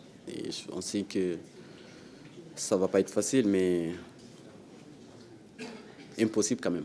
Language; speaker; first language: French; non-native, local second language; Wolof